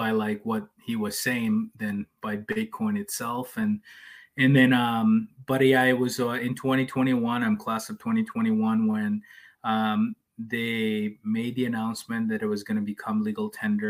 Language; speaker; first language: English; non-native, fluent; Spanish